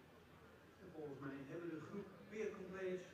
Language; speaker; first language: Dutch; native; Dutch